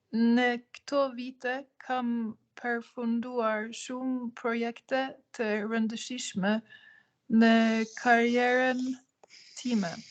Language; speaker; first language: Albanian; non-native, learner; Norwegian